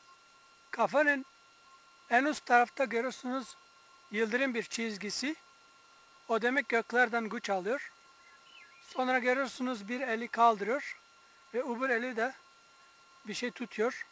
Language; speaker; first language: Turkish; non-native, fluent; English